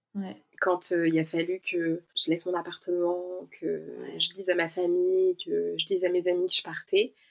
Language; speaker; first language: French; native; French